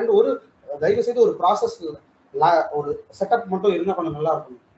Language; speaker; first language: Tamil; native; Tamil